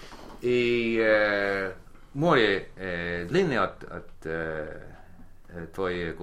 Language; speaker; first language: Russian; non-native, learner; English